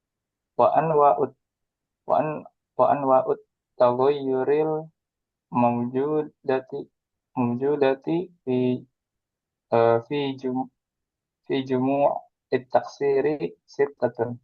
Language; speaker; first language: Arabic; non-native, learner; Indonesian